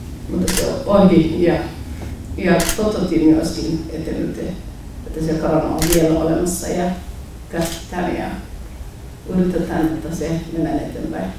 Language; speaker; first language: Finnish; non-native, learner; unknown